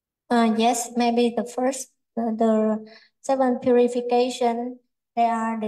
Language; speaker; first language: English; non-native, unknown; Vietnamese